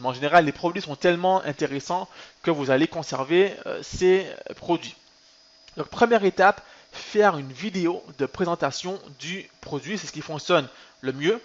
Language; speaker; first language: French; native; French